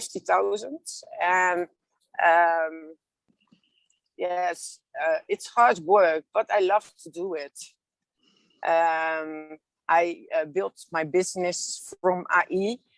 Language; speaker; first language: English; non-native, learner; Dutch